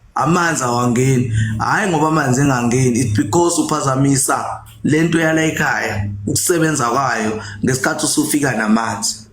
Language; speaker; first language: Zulu; native; Zulu